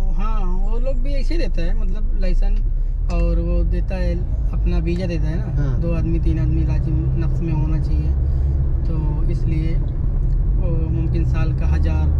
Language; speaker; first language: Hindi; native; Hindi